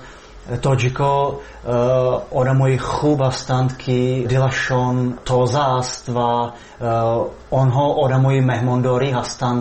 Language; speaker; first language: Tajik; non-native, fluent; Czech